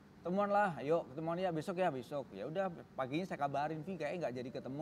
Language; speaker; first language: Indonesian; native; Indonesian